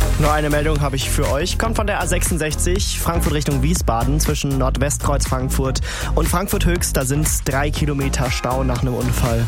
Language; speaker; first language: German; native; German